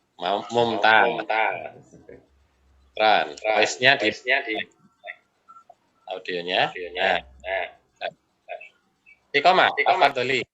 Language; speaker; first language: Indonesian; native; Indonesian